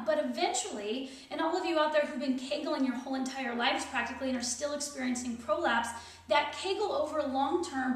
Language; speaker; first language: English; native; English